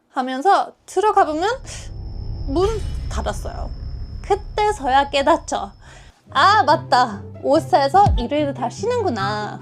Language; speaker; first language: Korean; non-native, fluent; German